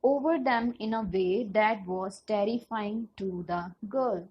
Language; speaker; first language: English; non-native, local second language; Punjabi